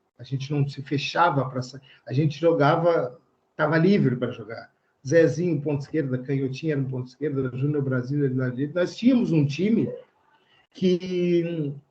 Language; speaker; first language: Portuguese; native; Portuguese